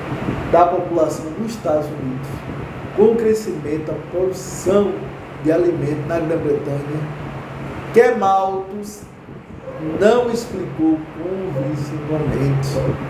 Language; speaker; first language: Portuguese; native; Portuguese